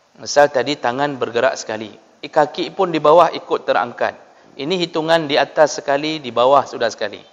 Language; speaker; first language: Malay; non-native, local second language; Achinese